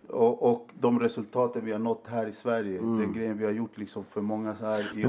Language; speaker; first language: Swedish; early bilingual, other home language; Spanish